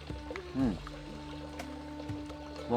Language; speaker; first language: Vietnamese; native; Vietnamese